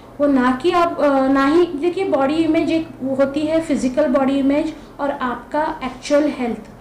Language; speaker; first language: Hindi; non-native, local second language; Marathi